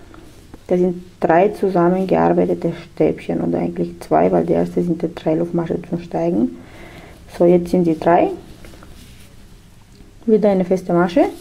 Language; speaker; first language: German; non-native, fluent; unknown